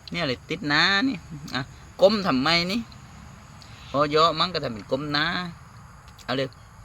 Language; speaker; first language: Thai; native; Thai